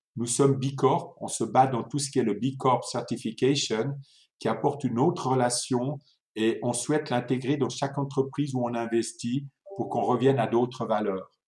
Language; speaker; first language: French; early bilingual, other home language; Italian